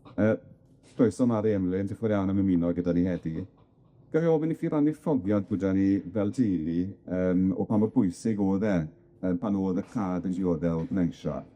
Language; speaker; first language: Welsh; native; Welsh